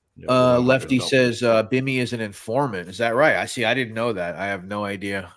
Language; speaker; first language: English; native; English